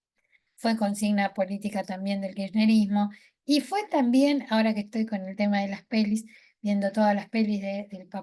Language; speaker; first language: Spanish; native; Spanish